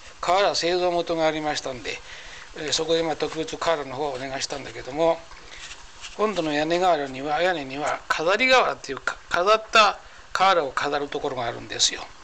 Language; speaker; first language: Japanese; native; Japanese